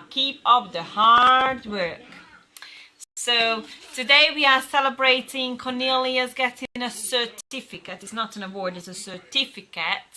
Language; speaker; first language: English; non-native, fluent; Hungarian